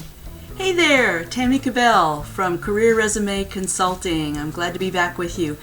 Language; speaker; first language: English; native; English